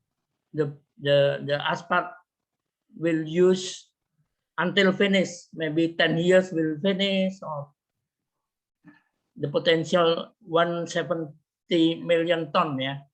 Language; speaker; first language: English; non-native, learner; Indonesian